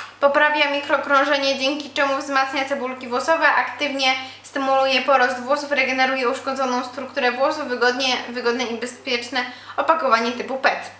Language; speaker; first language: Polish; native; Polish